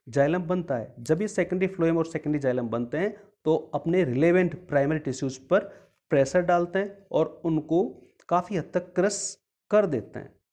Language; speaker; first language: Hindi; native; Hindi